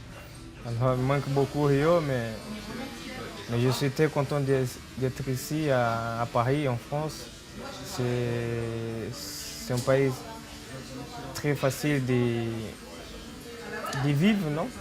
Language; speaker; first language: French; non-native, learner; Portuguese